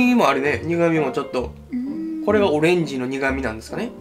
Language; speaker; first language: Japanese; native; Japanese